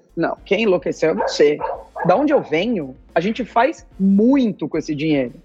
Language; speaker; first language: Portuguese; native; Portuguese